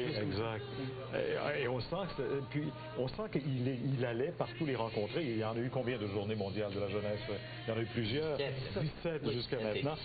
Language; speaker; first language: French; native; French